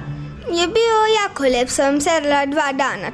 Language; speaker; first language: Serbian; early bilingual, heritage; Serbian